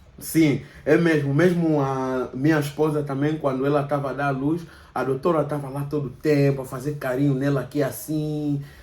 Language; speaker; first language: Portuguese; native; Portuguese